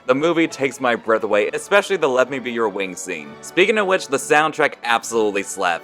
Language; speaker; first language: English; native; English